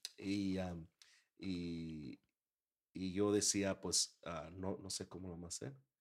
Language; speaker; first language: Spanish; early bilingual, heritage; Spanish